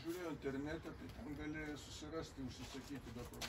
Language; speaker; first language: Lithuanian; native; Lithuanian